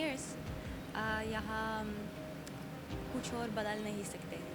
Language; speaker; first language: Hindi; non-native, learner; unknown